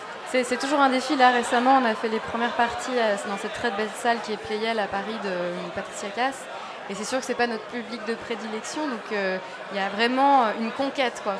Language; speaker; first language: French; native; French